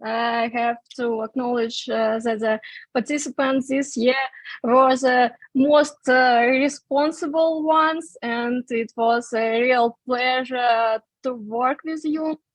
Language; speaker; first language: English; non-native, fluent; Russian